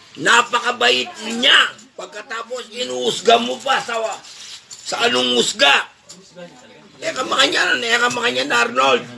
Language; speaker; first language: Filipino; non-native, local second language; Pampanga